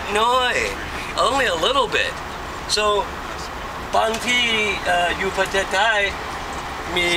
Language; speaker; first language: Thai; non-native, learner; English